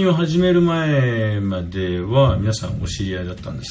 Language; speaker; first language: French; non-native, fluent; Japanese